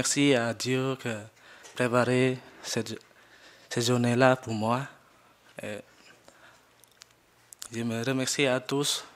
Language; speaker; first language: French; non-native, learner; Jarai